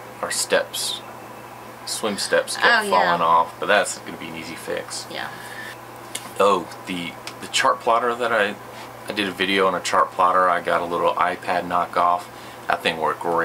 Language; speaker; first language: English; native; English